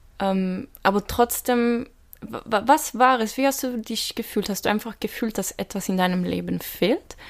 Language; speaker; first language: German; native; German